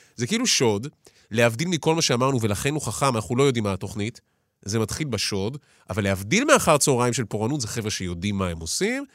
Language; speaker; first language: Hebrew; native; Hebrew